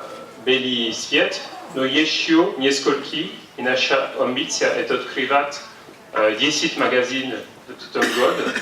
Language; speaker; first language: Russian; non-native, fluent; French